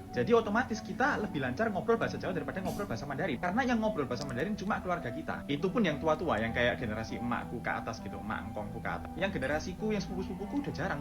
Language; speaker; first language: Indonesian; native; Indonesian